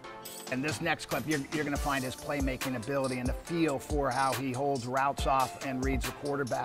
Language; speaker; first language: English; native; English